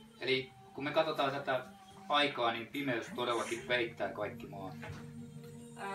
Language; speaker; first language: Finnish; native; Finnish